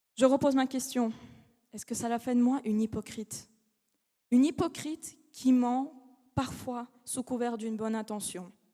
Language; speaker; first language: French; non-native, fluent; Russian